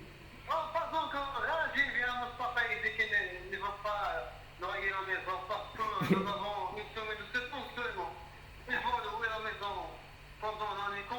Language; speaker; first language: French; non-native, learner; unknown